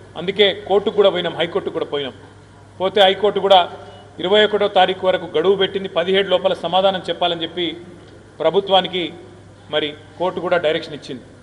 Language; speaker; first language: Telugu; native; Telugu